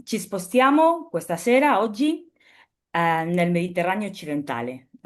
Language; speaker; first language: Italian; non-native, learner; Spanish